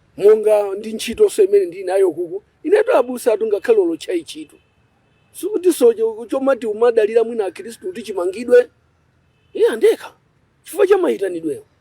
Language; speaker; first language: Nyanja; native; Nyanja